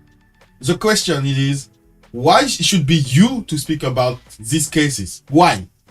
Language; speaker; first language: English; non-native, learner; French